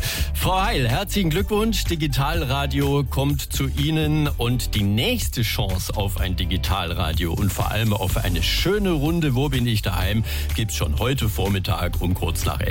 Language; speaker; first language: German; native; German